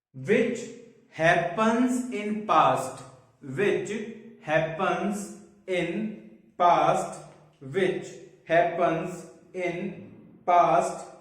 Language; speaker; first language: English; non-native, local second language; Hindi